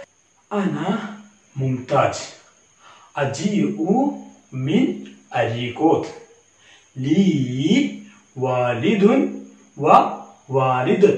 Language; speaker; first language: Arabic; non-native, learner; Malayalam